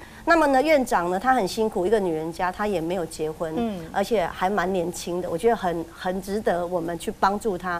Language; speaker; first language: Chinese; native; Chinese